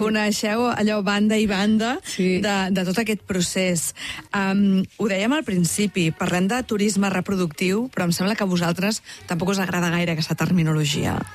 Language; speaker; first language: Catalan; native; Catalan